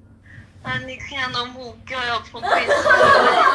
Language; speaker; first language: Korean; non-native, fluent; Japanese